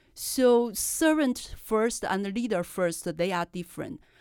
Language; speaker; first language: English; non-native, fluent; Chinese